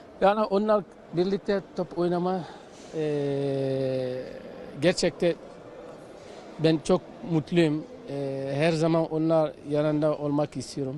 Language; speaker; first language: Turkish; non-native, learner; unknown